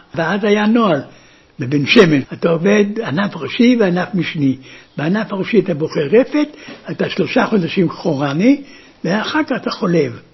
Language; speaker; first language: Hebrew; early bilingual, other home language; German